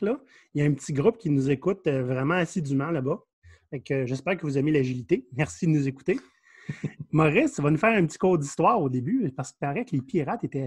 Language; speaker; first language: French; native; French